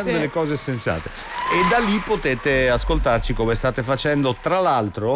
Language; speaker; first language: Italian; native; Italian